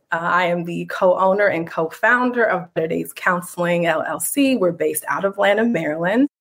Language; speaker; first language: English; native; English